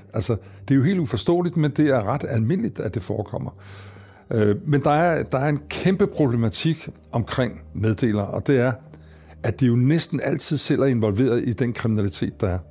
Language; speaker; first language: Danish; native; Danish